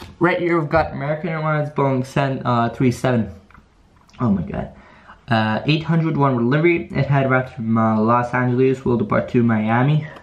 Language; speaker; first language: English; non-native, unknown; Polish